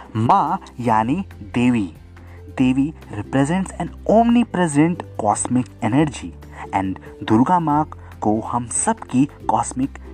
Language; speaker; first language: Hindi; native; Hindi